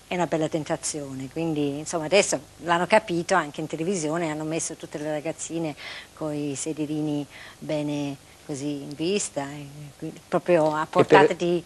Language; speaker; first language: Italian; non-native, fluent; English